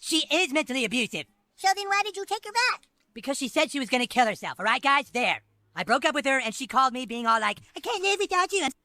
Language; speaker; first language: English; native; English